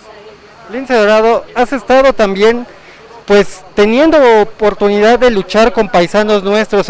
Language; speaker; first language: Spanish; native; Spanish